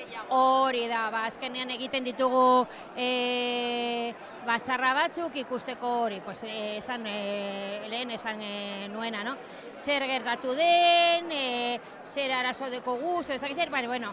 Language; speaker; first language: Basque; non-native, local second language; Spanish